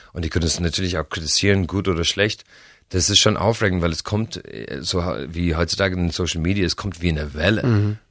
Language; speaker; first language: German; non-native, fluent; English